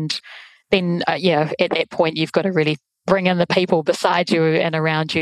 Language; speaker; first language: English; native; English